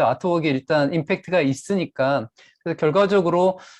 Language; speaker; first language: Korean; native; Korean